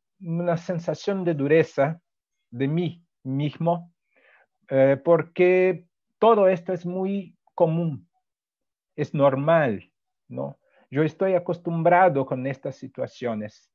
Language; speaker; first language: Spanish; non-native, fluent; Portuguese